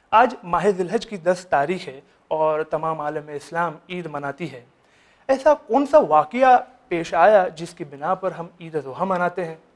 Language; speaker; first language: Urdu; native; Urdu